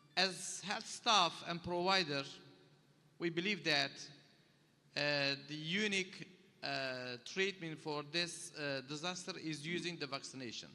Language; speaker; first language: English; non-native, learner; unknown